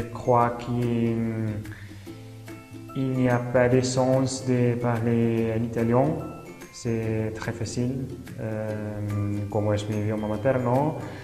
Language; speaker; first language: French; non-native, fluent; Italian